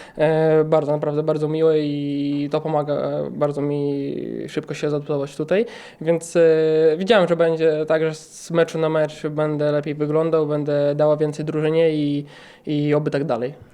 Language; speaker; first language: Polish; non-native, fluent; Russian